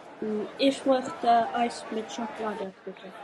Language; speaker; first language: German; non-native, learner; English